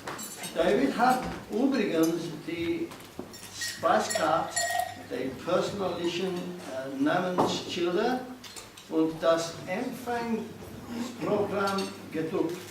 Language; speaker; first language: German; non-native, learner; English